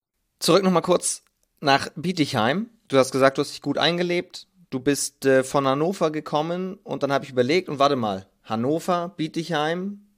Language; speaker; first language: German; native; German